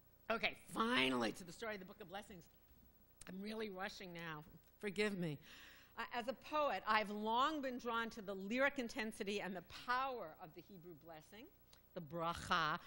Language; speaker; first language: English; native; English